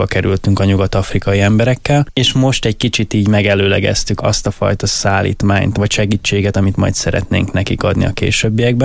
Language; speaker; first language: Hungarian; native; Hungarian